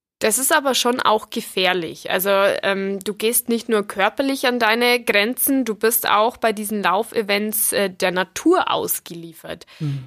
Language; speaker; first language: German; native; German